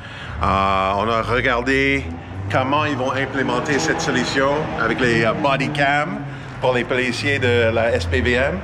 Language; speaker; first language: French; non-native, fluent; English